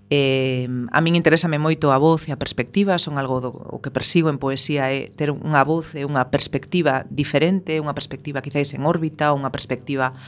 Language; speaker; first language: Galician; non-native, local second language; Spanish